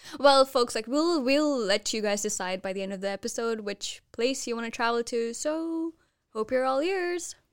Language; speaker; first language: English; non-native, fluent; Hindi